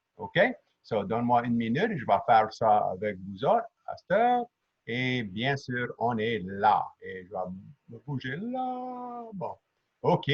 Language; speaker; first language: French; native; French